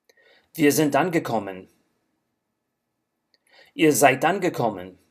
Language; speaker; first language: German; non-native, fluent; English